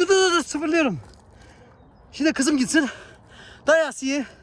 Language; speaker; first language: Turkish; early bilingual, heritage; Turkish